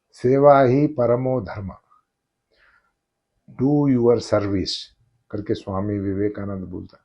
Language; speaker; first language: Hindi; non-native, local second language; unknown